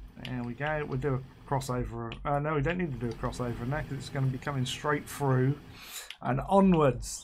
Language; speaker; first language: English; native; English